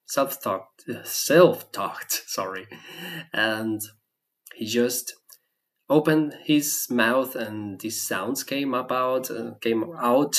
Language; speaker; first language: English; non-native, fluent; Spanish